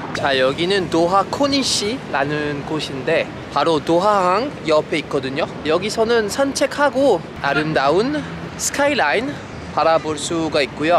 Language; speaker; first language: Korean; non-native, fluent; French